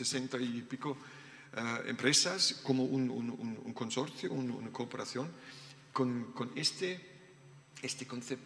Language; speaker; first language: Spanish; non-native, learner; German